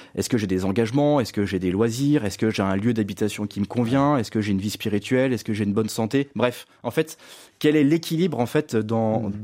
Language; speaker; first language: French; native; French